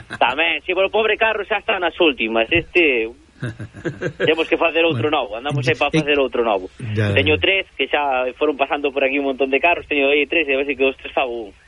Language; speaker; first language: Galician; early bilingual, heritage; Galician